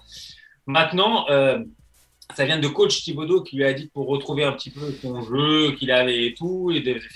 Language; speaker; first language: French; native; French